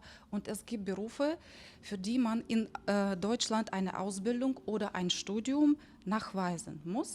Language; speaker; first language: German; non-native, fluent; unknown